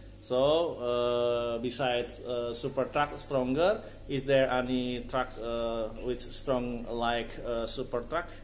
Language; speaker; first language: English; non-native, learner; Indonesian